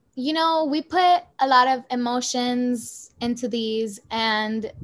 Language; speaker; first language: English; early bilingual, other home language; Spanish